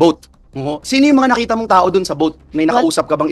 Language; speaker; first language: Filipino; native; Filipino